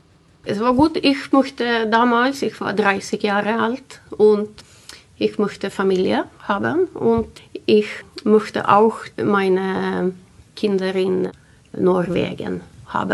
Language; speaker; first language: German; non-native, learner; Swedish